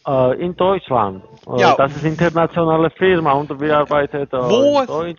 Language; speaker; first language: German; non-native, learner; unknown